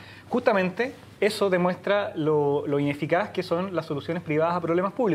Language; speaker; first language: Spanish; native; Spanish